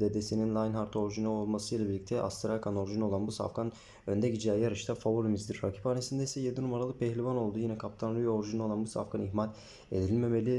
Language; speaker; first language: Turkish; native; Turkish